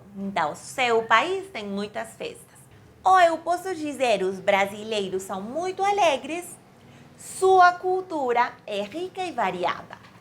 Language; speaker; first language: Portuguese; non-native, fluent; Spanish